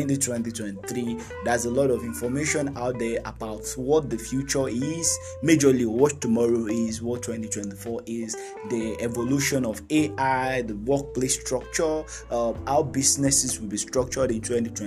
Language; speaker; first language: English; non-native, local second language; Yoruba